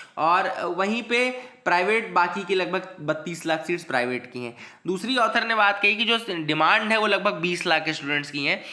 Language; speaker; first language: Hindi; native; Hindi